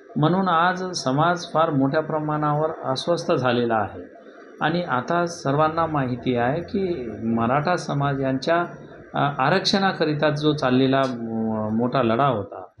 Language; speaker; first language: Marathi; non-native, local second language; Lambadi